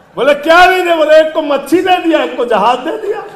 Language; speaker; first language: Hindi; native; Hindi